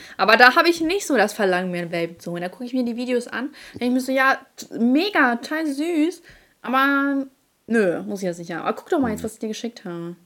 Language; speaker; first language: German; early bilingual, other home language; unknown